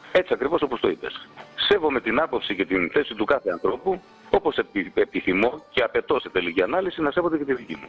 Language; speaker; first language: Greek; native; Greek